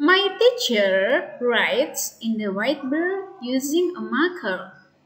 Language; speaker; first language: English; non-native, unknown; Indonesian